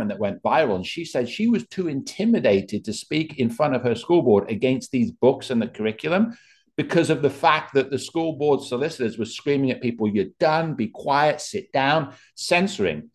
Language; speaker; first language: English; native; English